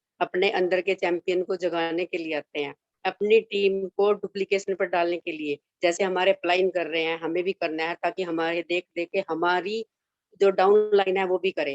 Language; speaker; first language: Hindi; native; Hindi